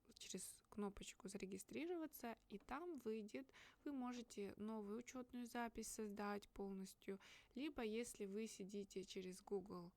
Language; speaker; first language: Russian; native; Russian